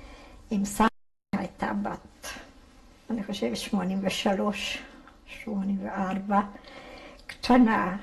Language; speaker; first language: Hebrew; non-native, fluent; Hungarian